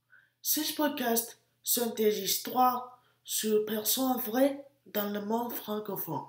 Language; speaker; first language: French; non-native, learner; English